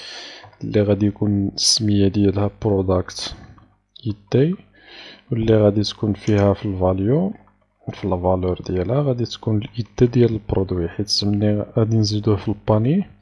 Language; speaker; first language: Arabic; native; Arabic